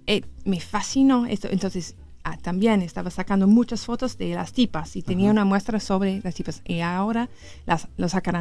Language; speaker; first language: Spanish; non-native, learner; English